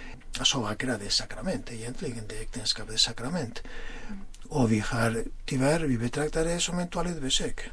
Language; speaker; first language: Swedish; non-native, fluent; Spanish